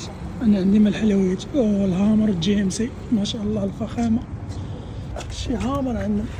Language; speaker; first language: Arabic; native; Arabic